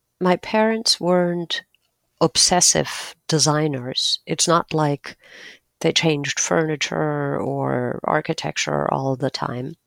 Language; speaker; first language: English; non-native, fluent; German